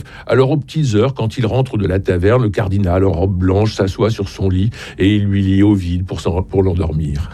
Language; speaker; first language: French; native; French